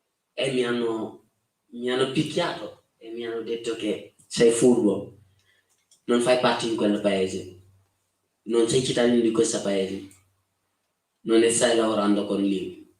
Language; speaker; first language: Italian; non-native, fluent; Wolof